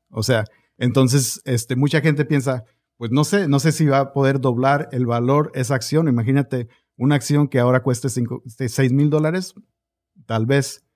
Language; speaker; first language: Spanish; early bilingual, heritage; Spanish